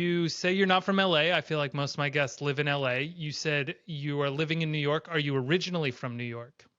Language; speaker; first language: English; native; English